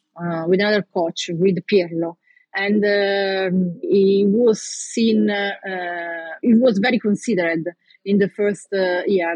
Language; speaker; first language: English; non-native, learner; Italian